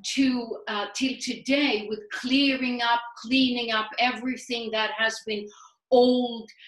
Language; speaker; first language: English; non-native, fluent; Swedish